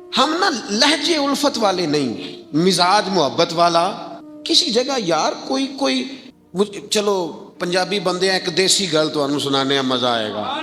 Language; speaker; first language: Urdu; non-native, local second language; Punjabi